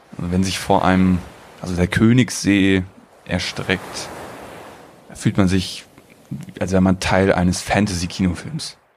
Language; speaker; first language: German; native; German